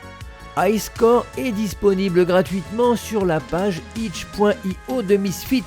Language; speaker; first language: French; native; French